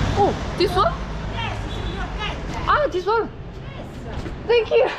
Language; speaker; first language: English; non-native, learner; Korean